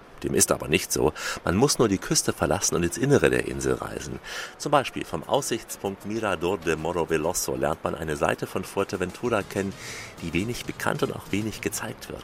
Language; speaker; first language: German; native; German